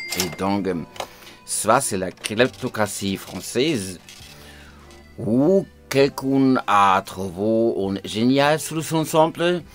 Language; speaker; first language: French; non-native, fluent; German